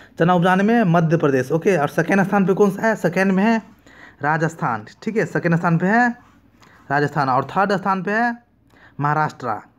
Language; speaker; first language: Hindi; native; Hindi